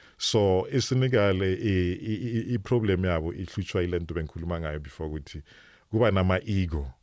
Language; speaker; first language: Zulu; non-native, local second language; Northern Sotho